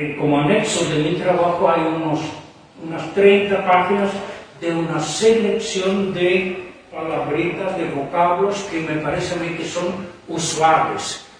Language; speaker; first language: Spanish; non-native, fluent; French